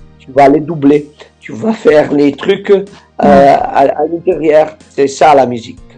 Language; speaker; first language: French; non-native, fluent; Italian